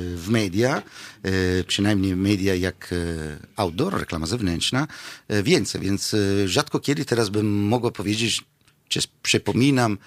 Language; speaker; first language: Polish; non-native, fluent; Italian